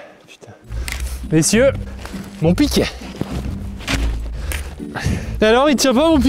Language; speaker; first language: French; native; French